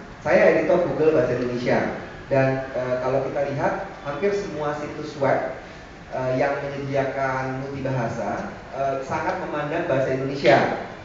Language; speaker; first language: Indonesian; native; Indonesian